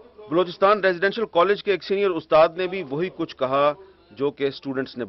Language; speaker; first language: Urdu; native; Urdu